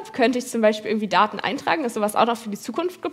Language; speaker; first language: German; native; German